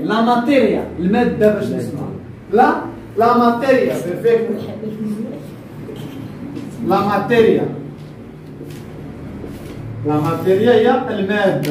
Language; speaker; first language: Spanish; non-native, fluent; Arabic